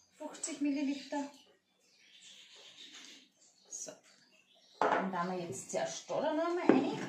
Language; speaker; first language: German; native; German